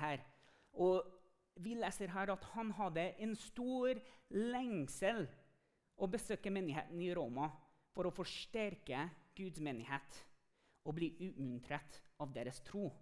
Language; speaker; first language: Norwegian; non-native, fluent; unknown